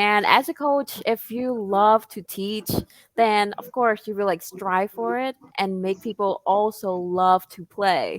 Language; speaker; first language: English; non-native, fluent; Khmer